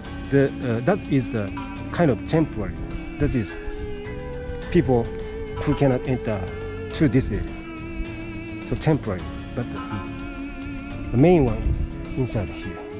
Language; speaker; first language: English; non-native, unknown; Japanese